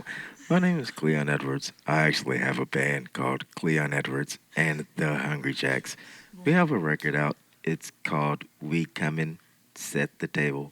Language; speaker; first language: English; native; English